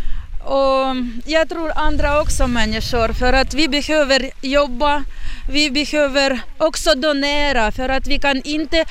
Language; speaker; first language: Swedish; non-native, learner; Ukrainian